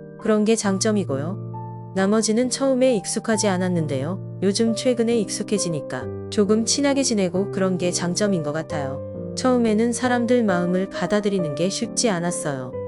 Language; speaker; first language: Korean; non-native, fluent; Vietnamese